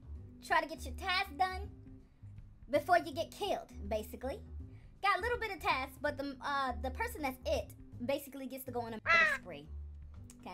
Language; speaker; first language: English; native; English